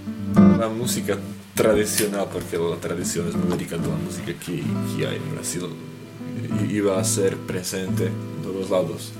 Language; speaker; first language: Spanish; non-native, fluent; Slovak